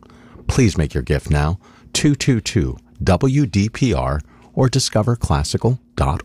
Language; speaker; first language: English; native; English